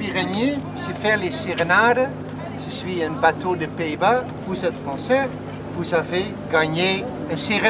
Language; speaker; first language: French; non-native, learner; Dutch